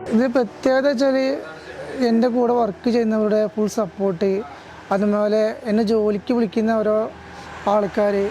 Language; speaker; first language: Malayalam; native; Malayalam